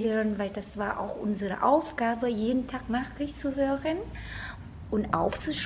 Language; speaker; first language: German; non-native, fluent; Vietnamese